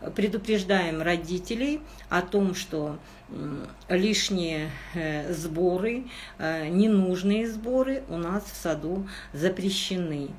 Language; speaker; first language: Russian; non-native, local second language; Kazakh